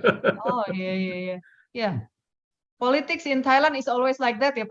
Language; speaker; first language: English; non-native, fluent; Indonesian